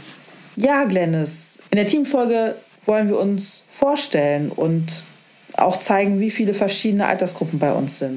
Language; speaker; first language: German; native; German